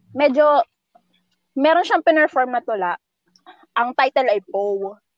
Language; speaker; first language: Filipino; native; Filipino